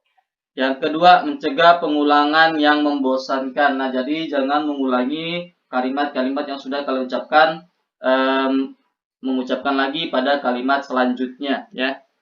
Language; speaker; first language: Indonesian; native; Indonesian